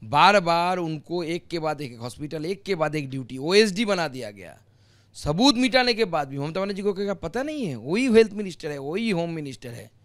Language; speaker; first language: Hindi; non-native, local second language; Bangla